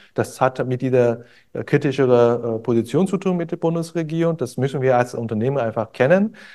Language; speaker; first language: German; non-native, fluent; Chinese